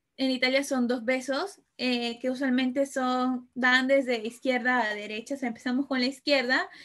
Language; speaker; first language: Spanish; early bilingual, other home language; Italian